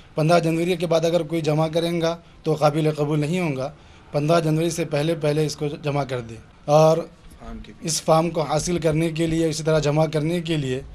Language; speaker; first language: Urdu; native; Urdu